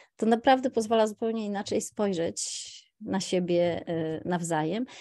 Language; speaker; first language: Polish; native; Polish